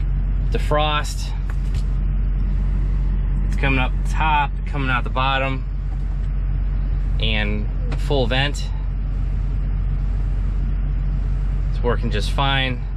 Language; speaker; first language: English; native; English